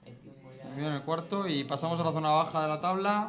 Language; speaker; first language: Spanish; native; Spanish